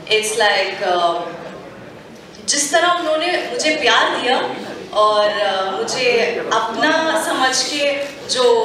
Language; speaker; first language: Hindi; non-native, local second language; Kannada